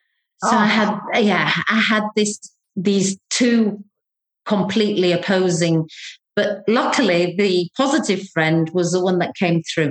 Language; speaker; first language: English; native; English